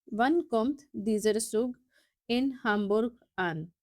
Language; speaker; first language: German; non-native, fluent; Urdu